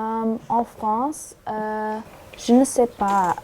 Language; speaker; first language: French; non-native, learner; English